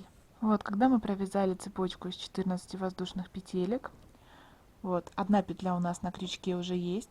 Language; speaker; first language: Russian; native; Russian